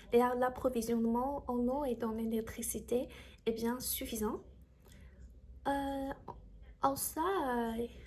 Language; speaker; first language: French; non-native, learner; Chinese